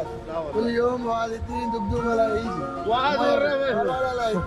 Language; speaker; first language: Arabic; non-native, learner; Tamil